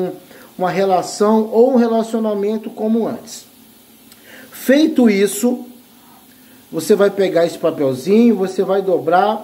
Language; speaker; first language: Portuguese; native; Portuguese